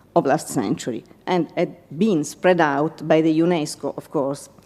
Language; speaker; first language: English; non-native, fluent; Italian